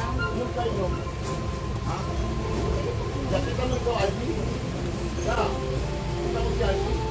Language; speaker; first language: Filipino; non-native, learner; Korean